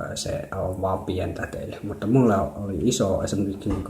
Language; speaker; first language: Finnish; non-native, fluent; Jarai